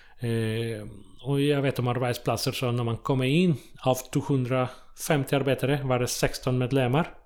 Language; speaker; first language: Swedish; non-native, fluent; Spanish